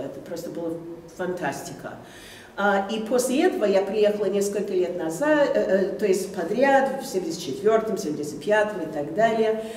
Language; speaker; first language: Russian; non-native, fluent; English